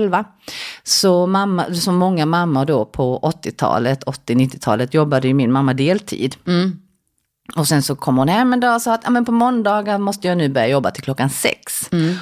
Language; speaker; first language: Swedish; early bilingual, other home language; Korean